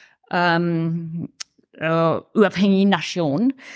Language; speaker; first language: Norwegian; non-native, learner; English